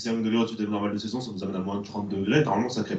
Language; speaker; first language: French; native; French